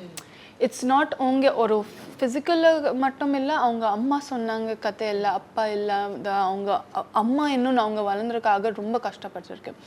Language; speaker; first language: Tamil; non-native, learner; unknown